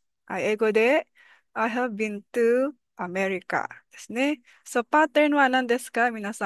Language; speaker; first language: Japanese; non-native, fluent; Filipino